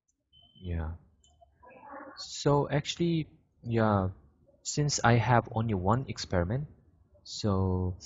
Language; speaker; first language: English; non-native, learner; Korean